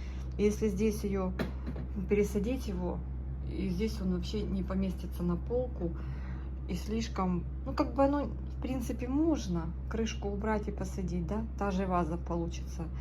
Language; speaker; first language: Russian; native; Russian